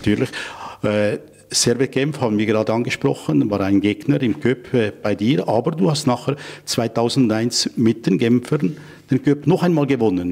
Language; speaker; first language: German; native; German